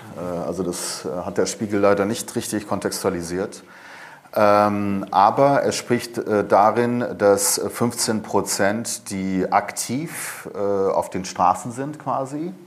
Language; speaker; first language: German; early bilingual, other home language; Persian